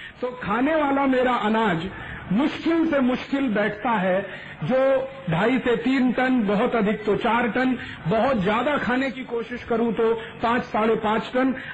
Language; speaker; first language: Hindi; native; Hindi